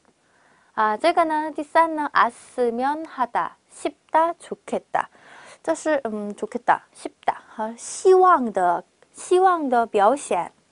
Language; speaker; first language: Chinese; non-native, fluent; Korean